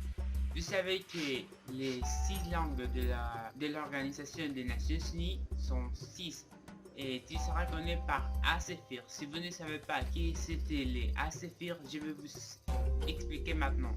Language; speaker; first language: French; non-native, learner; Spanish